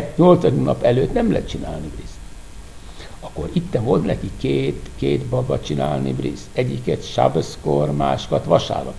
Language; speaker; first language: Hungarian; non-native, fluent; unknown